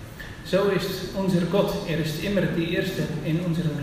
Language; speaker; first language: German; non-native, fluent; Dutch